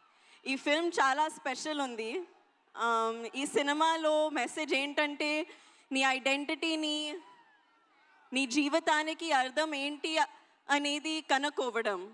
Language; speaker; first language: Telugu; non-native, learner; Hindi